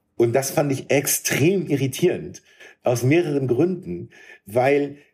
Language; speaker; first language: German; early bilingual, other home language; Arabic